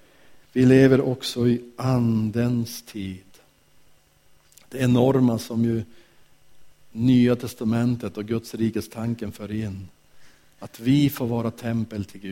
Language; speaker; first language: Swedish; native; Swedish